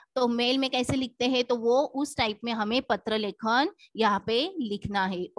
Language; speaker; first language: Hindi; non-native, local second language; Marathi